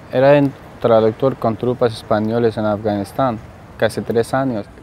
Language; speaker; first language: Spanish; non-native, fluent; Persian